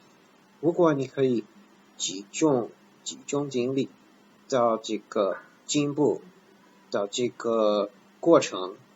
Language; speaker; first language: Chinese; non-native, fluent; English